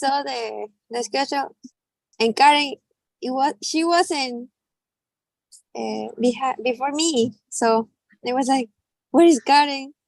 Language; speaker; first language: English; non-native, learner; Spanish